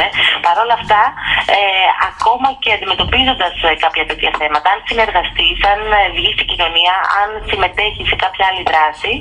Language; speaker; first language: Greek; native; Greek